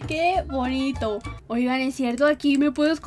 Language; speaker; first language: Spanish; native; Spanish